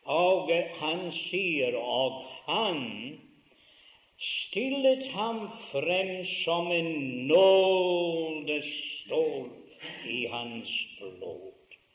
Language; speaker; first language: Norwegian; early bilingual, heritage; Norwegian